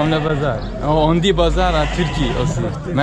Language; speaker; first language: French; non-native, learner; Turkish